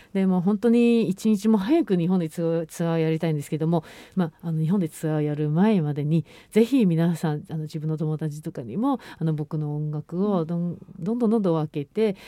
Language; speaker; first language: Japanese; non-native, fluent; Chinese